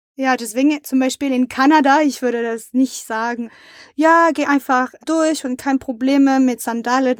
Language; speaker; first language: German; non-native, learner; French